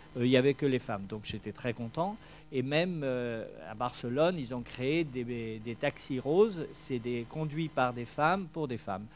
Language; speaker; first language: French; non-native, fluent; Spanish